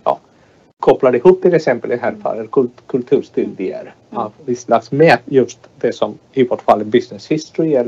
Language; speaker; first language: Swedish; non-native, fluent; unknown